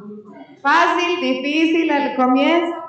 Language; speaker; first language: Spanish; native; Spanish